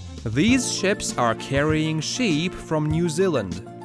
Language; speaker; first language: English; non-native, fluent; Russian